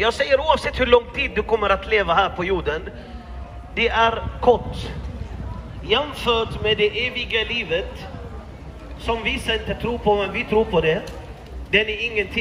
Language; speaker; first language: Swedish; non-native, fluent; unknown